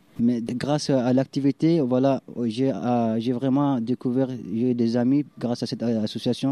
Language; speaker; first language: French; non-native, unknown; Arabic